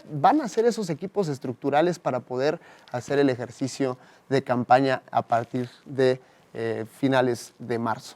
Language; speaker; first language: Spanish; native; Spanish